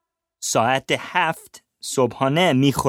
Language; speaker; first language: Persian; non-native, learner; English